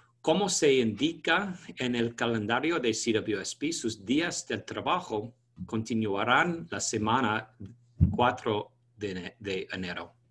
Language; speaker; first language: Spanish; non-native, fluent; English